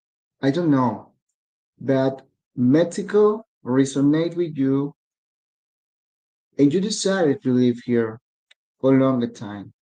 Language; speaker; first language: English; non-native, learner; Spanish